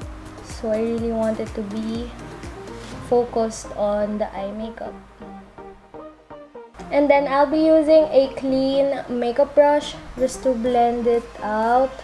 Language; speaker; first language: English; non-native, local second language; Filipino